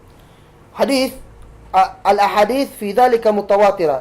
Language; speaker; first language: Arabic; non-native, fluent; Cebuano